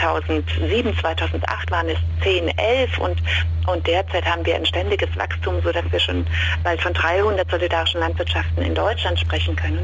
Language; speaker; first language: German; native; German